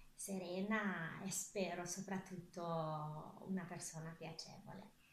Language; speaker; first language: Italian; non-native, fluent; Romanian